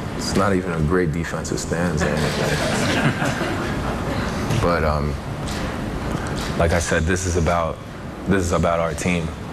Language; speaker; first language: English; early bilingual, other home language; French